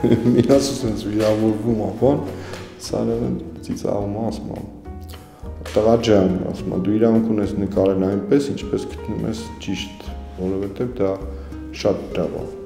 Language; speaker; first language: Armenian; native; Armenian